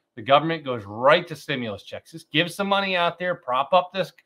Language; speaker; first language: English; native; English